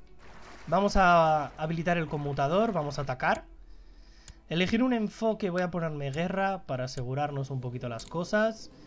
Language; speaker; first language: Spanish; native; Spanish